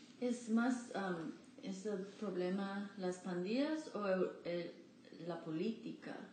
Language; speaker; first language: Spanish; non-native, learner; English